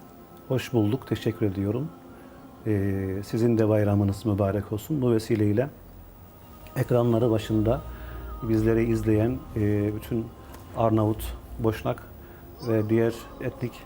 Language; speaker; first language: Turkish; native; Turkish